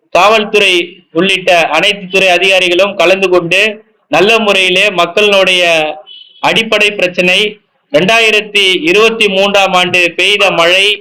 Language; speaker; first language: Tamil; native; Tamil